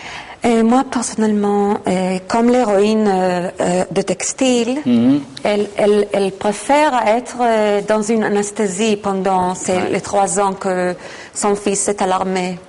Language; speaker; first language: French; non-native, fluent; Hebrew